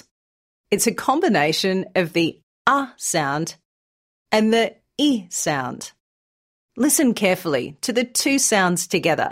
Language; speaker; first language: English; native; English